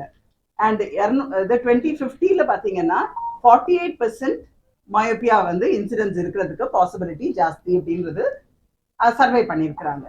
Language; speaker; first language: Tamil; native; Tamil